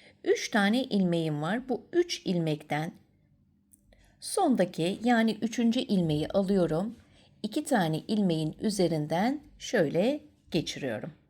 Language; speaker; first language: Turkish; native; Turkish